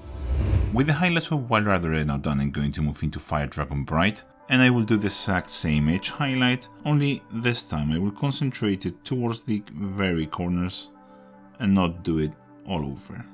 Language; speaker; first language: English; non-native, fluent; Spanish